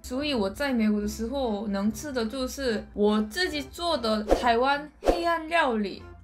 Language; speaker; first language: Chinese; non-native, fluent; Korean